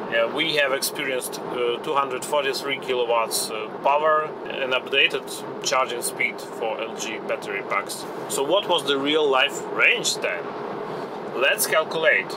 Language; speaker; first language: English; non-native, fluent; Ukrainian